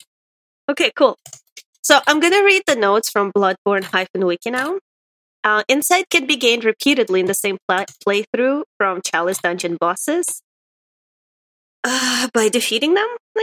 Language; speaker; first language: English; non-native, fluent; Russian